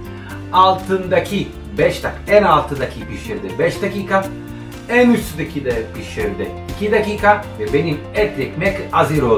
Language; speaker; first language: Turkish; non-native, fluent; Italian